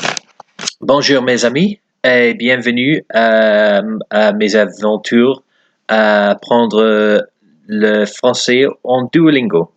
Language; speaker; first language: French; non-native, learner; English